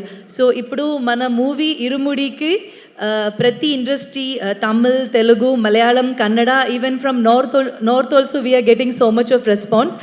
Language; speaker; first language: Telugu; non-native, learner; Malayalam